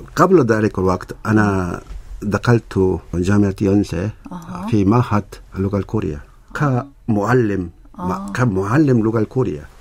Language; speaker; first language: Arabic; non-native, learner; Korean